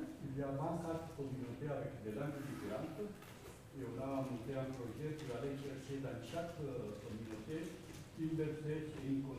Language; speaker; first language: French; non-native, fluent; Spanish